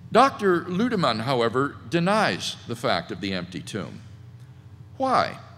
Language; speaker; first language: English; native; English